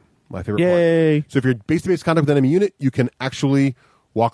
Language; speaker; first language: English; native; English